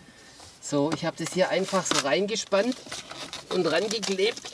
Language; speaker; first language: German; native; German